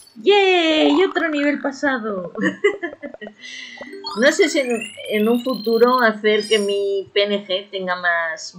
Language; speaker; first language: Spanish; native; Spanish